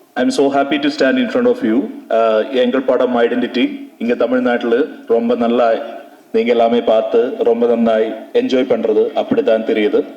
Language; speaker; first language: Tamil; non-native, learner; Malayalam